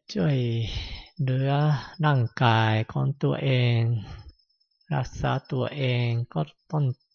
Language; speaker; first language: Thai; non-native, fluent; Japanese